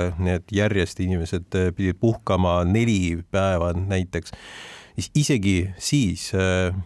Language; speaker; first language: Estonian; non-native, local second language; Russian